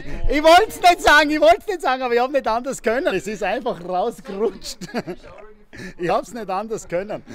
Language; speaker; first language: German; native; German